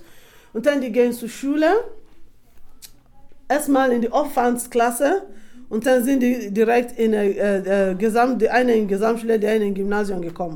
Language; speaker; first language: German; non-native, fluent; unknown